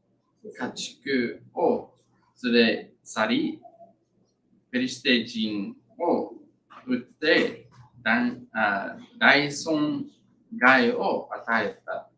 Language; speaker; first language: Japanese; non-native, learner; English